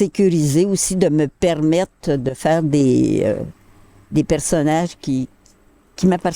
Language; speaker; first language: French; native; French